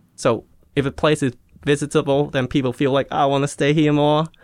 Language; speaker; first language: English; non-native, local second language; Cantonese